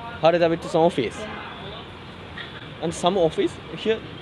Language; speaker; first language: English; non-native, learner; Japanese